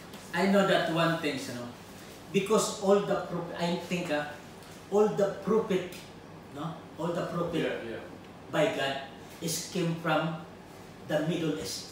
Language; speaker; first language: English; non-native, learner; Filipino